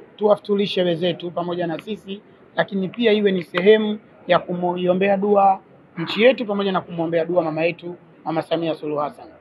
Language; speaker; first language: Swahili; native; Swahili